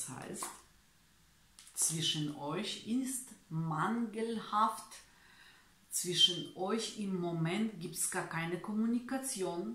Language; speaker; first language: German; non-native, learner; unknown